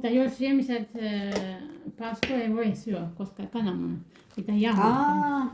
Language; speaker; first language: Finnish; non-native, learner; Amharic